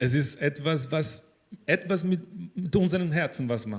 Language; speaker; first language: German; non-native, fluent; Portuguese